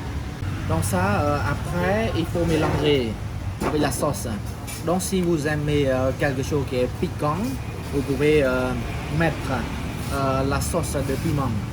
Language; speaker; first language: French; non-native, fluent; Khmer